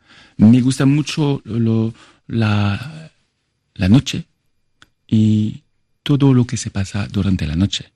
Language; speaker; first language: Spanish; non-native, fluent; French